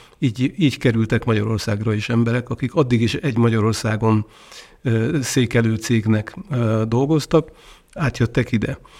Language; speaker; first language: Hungarian; native; Hungarian